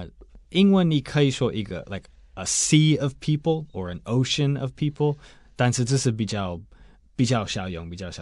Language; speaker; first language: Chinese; non-native, fluent; English